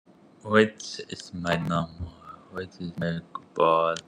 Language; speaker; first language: English; non-native, learner; Nepali